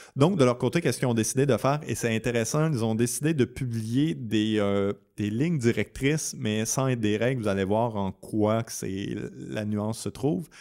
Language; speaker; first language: French; native; French